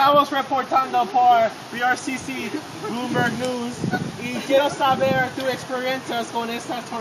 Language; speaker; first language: Spanish; non-native, learner; English